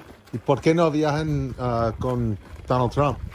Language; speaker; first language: Spanish; non-native, learner; English